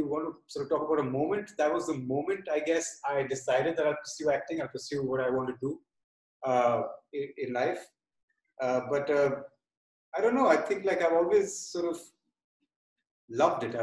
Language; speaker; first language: English; non-native, local second language; Bangla